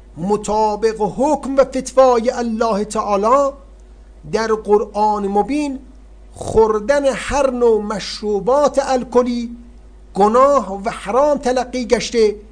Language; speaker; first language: Persian; native; Persian